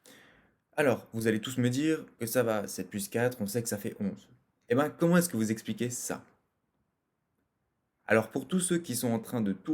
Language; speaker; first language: French; native; French